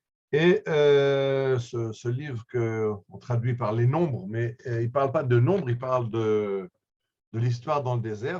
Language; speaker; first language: French; native; French